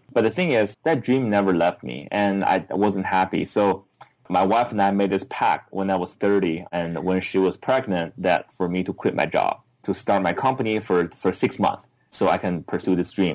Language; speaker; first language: English; non-native, fluent; Chinese